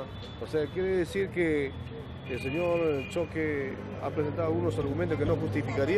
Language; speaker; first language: Spanish; native; Spanish